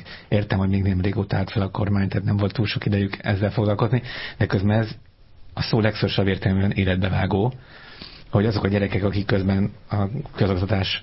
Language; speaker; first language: Hungarian; native; Hungarian